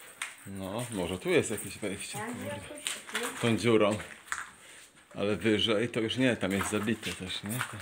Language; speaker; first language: Polish; native; Polish